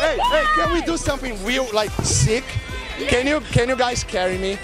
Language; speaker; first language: English; non-native, fluent; Portuguese